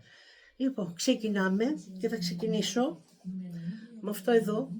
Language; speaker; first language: Greek; native; Greek